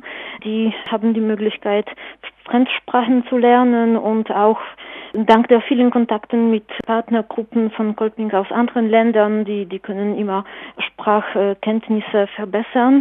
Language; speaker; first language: German; non-native, fluent; Polish